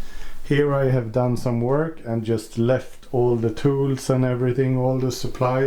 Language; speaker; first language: English; non-native, fluent; Swedish